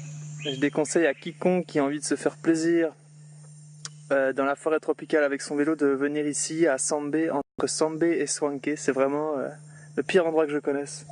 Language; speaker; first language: French; native; French